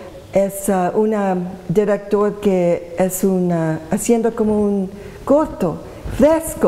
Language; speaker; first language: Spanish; non-native, learner; English